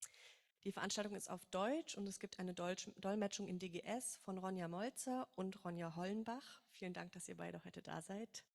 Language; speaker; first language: German; native; German